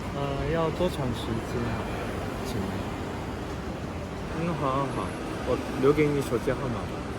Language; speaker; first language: Chinese; non-native, learner; Korean